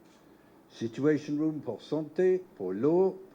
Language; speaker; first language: French; non-native, learner; English